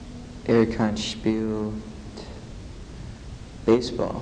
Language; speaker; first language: German; non-native, learner; English